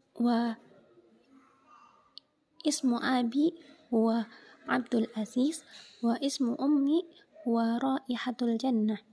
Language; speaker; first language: Arabic; non-native, learner; Indonesian